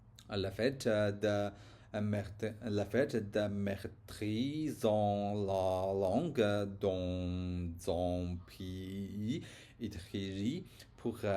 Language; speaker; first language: French; non-native, learner; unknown